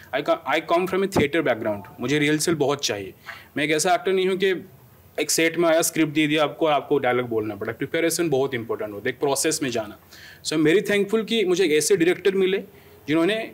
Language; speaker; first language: Hindi; non-native, local second language; Odia